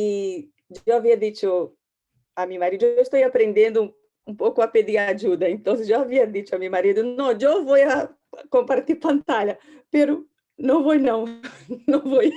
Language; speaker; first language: Portuguese; non-native, learner; Spanish